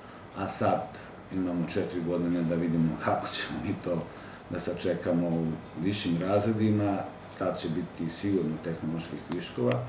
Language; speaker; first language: Serbian; native; Serbian